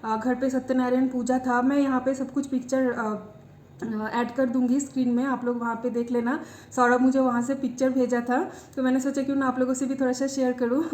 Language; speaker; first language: Hindi; non-native, local second language; Bangla